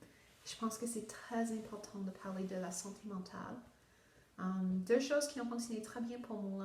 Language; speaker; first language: French; non-native, local second language; English